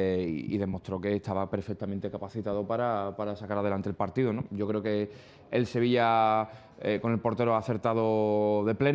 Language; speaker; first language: Spanish; native; Spanish